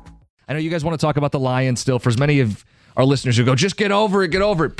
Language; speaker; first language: English; native; English